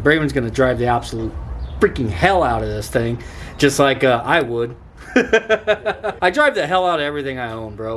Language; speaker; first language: English; native; English